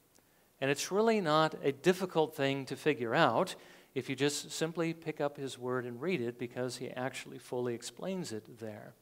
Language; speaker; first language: English; native; English